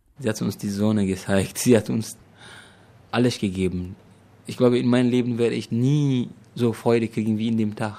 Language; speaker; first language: German; non-native, fluent; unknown